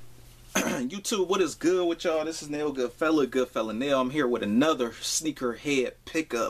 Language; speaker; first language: English; native; English